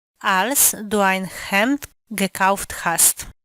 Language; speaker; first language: German; non-native, fluent; Polish